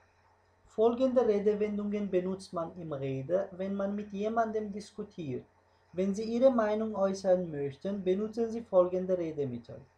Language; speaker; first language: German; non-native, fluent; Uzbek